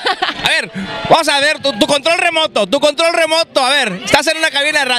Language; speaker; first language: Spanish; native; Spanish